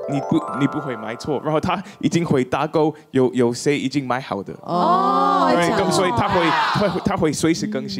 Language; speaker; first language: Chinese; non-native, fluent; English